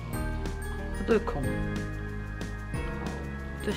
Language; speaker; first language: Chinese; native; Chinese